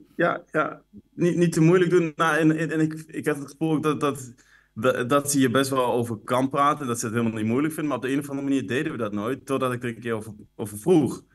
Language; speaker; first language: Dutch; native; Dutch